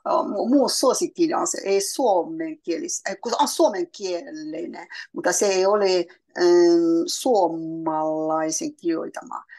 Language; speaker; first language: Finnish; non-native, learner; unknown